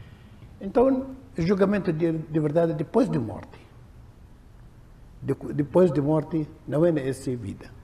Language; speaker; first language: Portuguese; non-native, learner; Arabic